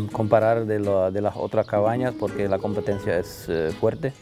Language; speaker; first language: Spanish; non-native, local second language; German